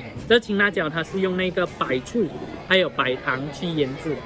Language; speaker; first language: Chinese; native; Chinese